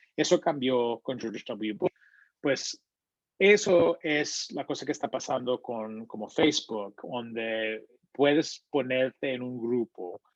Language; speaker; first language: Spanish; early bilingual, heritage; Spanish